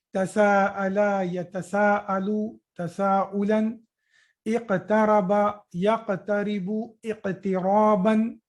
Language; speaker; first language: Arabic; non-native, fluent; Urdu